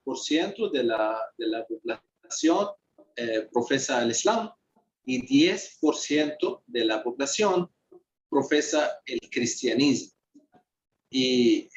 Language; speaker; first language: Spanish; non-native, fluent; Arabic